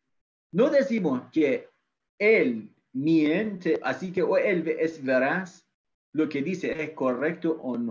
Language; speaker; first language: Spanish; non-native, fluent; Persian